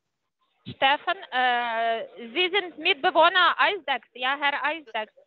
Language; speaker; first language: German; non-native, fluent; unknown